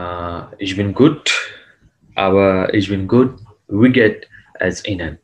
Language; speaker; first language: German; non-native, learner; Hindi